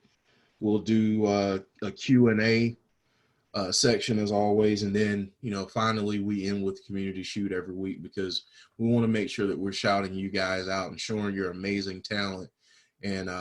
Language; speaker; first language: English; native; English